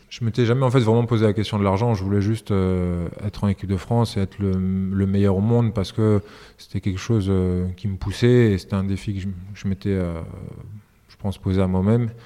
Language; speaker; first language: French; early bilingual, other home language; Serbian